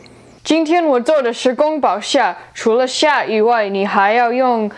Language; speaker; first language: Chinese; non-native, learner; English